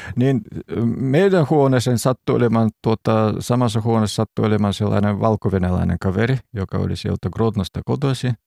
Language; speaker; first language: Finnish; non-native, fluent; Russian